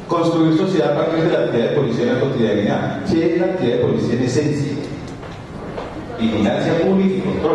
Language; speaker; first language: Spanish; native; Spanish